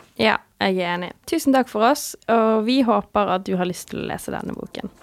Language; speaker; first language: Norwegian; native; Norwegian